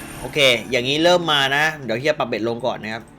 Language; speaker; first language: Thai; native; Thai